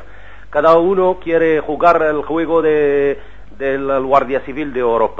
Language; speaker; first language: Spanish; non-native, learner; Arabic